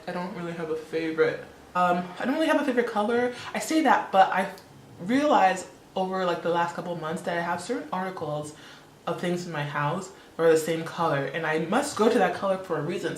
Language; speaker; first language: English; early bilingual, other home language; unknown